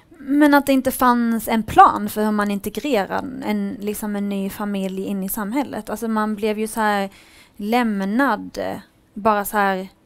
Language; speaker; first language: Swedish; early bilingual, other home language; Arabic